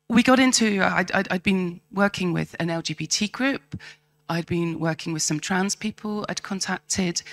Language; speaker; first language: English; native; English